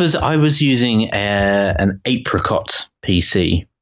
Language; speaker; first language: English; native; English